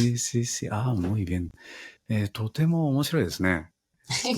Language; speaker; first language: Spanish; non-native, fluent; Japanese